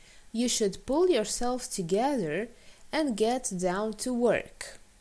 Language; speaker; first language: English; non-native, fluent; Romanian